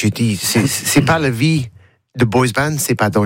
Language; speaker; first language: French; non-native, learner; English